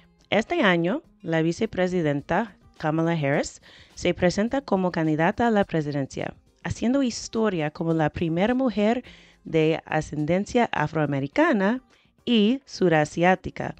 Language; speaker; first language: Spanish; non-native, fluent; English